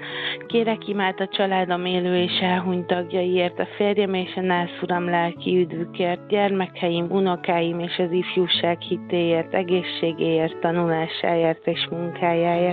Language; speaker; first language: Hungarian; native; Hungarian